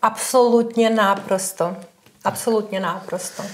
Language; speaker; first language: Czech; non-native, fluent; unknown